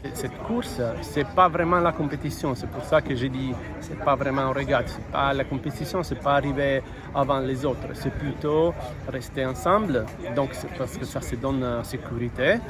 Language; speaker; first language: French; non-native, fluent; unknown